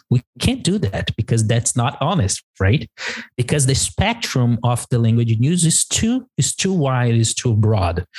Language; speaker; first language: English; non-native, fluent; Portuguese